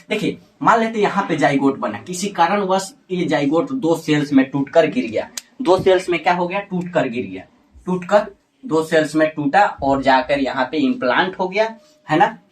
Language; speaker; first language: Hindi; native; Hindi